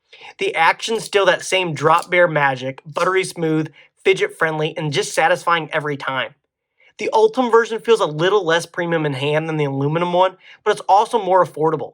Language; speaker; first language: English; native; English